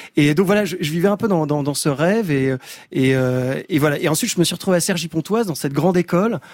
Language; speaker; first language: French; native; French